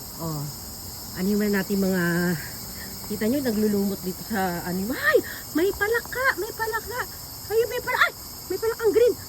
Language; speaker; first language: Filipino; native; Filipino